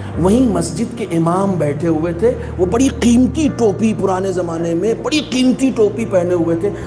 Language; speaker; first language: Urdu; native; Urdu